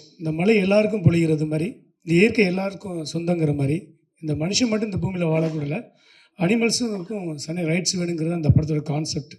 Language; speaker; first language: Tamil; native; Tamil